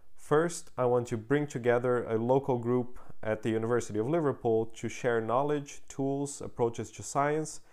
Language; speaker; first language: English; non-native, fluent; Portuguese